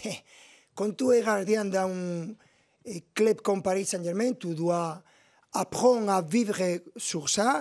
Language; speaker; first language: French; non-native, fluent; Spanish